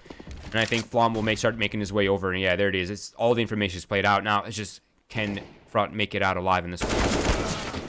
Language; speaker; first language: English; native; English